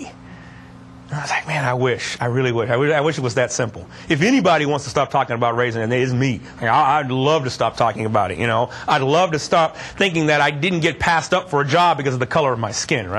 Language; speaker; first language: English; native; English